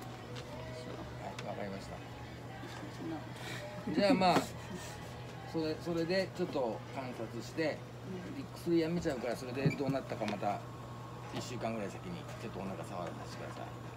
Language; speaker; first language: Japanese; native; Japanese